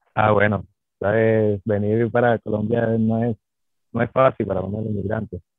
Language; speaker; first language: Spanish; native; Spanish